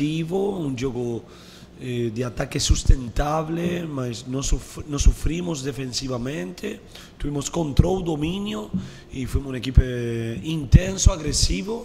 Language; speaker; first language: Portuguese; non-native, learner; Spanish